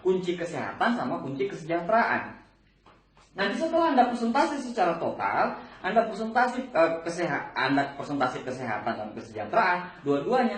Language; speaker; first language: Indonesian; native; Indonesian